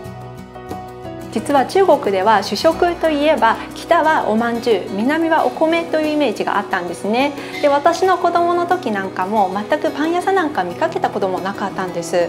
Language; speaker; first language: Japanese; non-native, fluent; Chinese